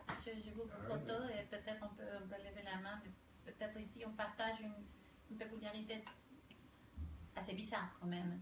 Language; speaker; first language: French; non-native, fluent; Spanish